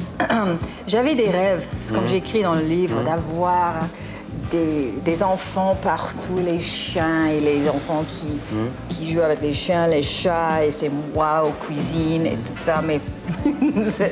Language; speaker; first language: French; non-native, learner; English